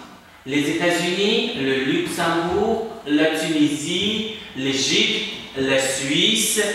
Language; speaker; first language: French; non-native, fluent; Uzbek